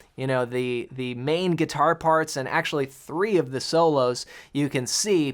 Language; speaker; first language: English; native; English